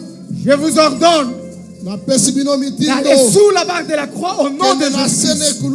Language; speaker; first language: French; non-native, local second language; Lingala